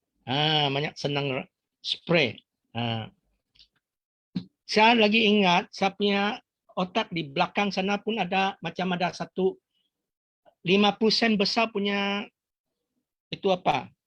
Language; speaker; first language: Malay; non-native, local second language; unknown